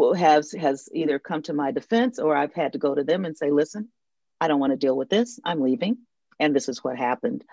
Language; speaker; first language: English; native; English